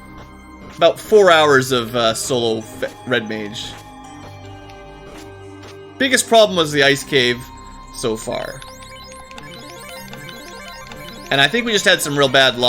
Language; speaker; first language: English; native; English